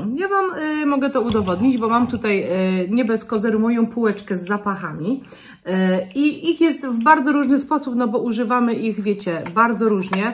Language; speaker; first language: Polish; native; Polish